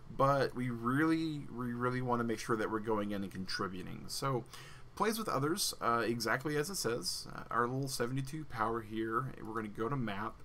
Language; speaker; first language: English; native; English